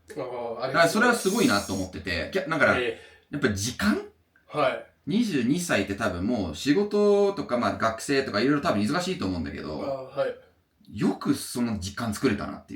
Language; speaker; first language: Japanese; non-native, fluent; English